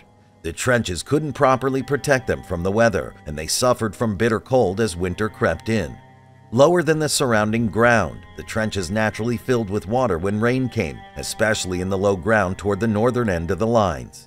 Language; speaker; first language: English; native; English